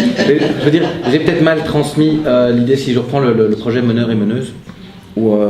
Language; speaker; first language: French; native; French